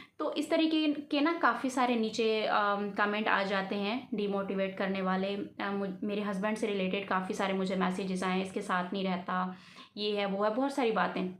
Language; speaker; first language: Urdu; native; Urdu